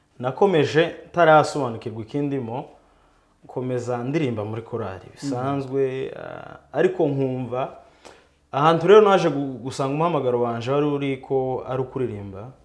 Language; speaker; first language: Kinyarwanda; early bilingual, heritage; Kinyarwanda